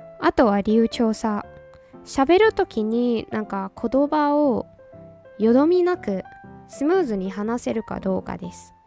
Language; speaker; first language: Japanese; non-native, fluent; Burmese